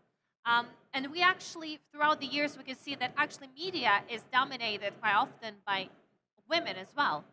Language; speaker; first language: English; non-native, fluent; Ukrainian